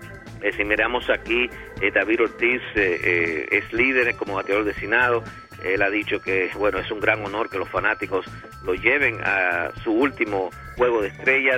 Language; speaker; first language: Spanish; native; Spanish